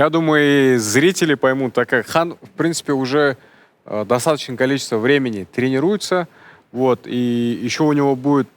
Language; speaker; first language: Russian; non-native, local second language; Kazakh